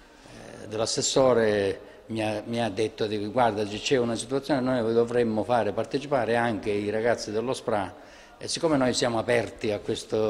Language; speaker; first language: Italian; native; Italian